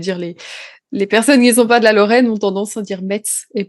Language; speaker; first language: French; native; French